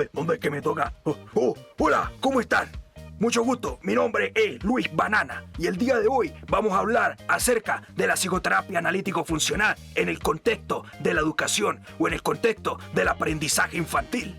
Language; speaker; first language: Spanish; native; Spanish